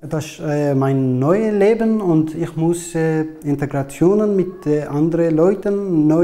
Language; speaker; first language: German; non-native, learner; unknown